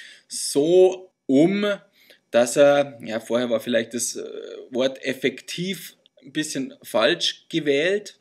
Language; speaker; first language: German; native; German